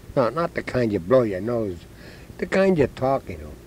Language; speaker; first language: English; native; English